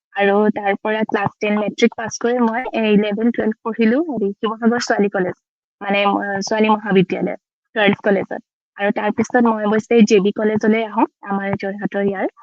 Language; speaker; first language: Assamese; native; Assamese